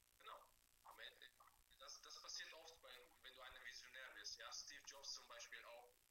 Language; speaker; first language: German; non-native, fluent; Bulgarian